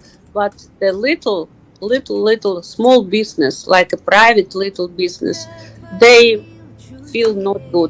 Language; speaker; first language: English; non-native, learner; Russian